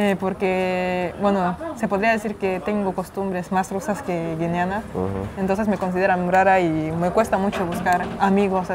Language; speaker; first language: Spanish; non-native, local second language; Russian